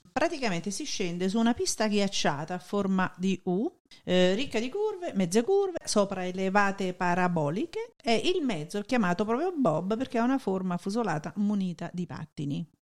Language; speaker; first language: Italian; native; Italian